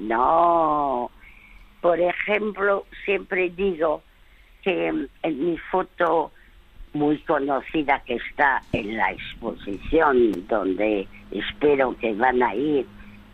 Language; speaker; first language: Spanish; early bilingual, other home language; French